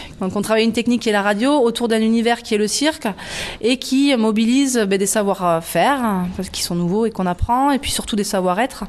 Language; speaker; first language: French; native; French